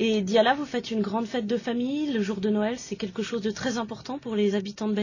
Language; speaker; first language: French; native; French